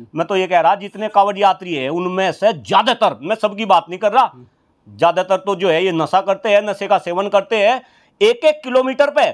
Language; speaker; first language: Hindi; native; Hindi